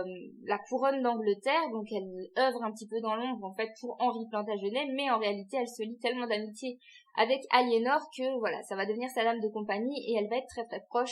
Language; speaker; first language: French; native; French